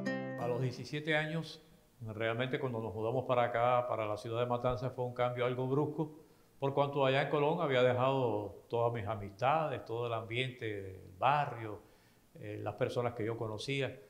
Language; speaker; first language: Spanish; native; Spanish